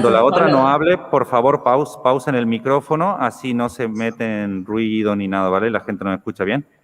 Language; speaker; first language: Spanish; native; Spanish